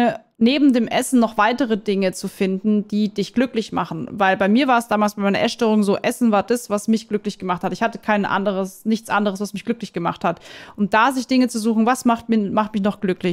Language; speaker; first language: German; native; German